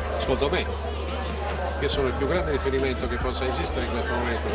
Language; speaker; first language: Italian; native; Italian